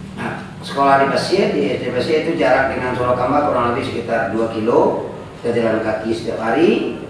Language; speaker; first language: Indonesian; non-native, local second language; Minangkabau